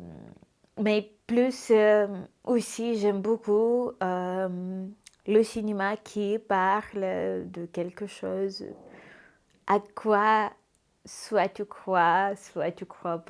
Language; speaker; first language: French; non-native, fluent; Russian